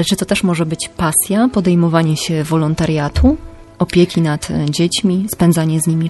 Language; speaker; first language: Polish; native; Polish